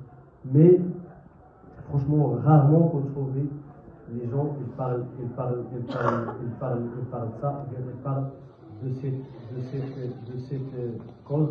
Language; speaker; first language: French; non-native, learner; Arabic